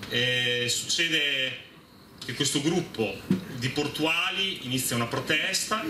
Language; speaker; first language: Italian; native; Italian